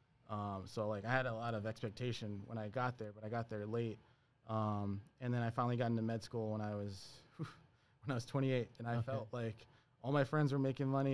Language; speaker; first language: English; early bilingual, other home language; Spanish